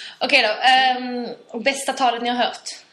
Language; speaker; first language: Swedish; native; Swedish